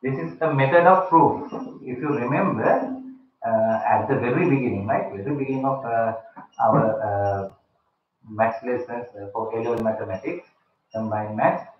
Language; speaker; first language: English; non-native, local second language; Sinhala